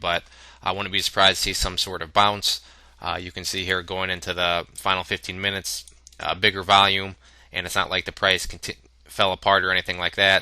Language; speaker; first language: English; native; English